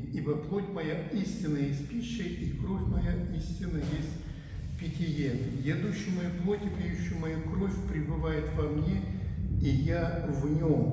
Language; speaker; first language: Russian; native; Russian